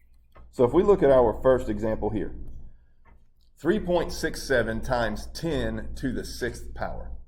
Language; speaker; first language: English; native; English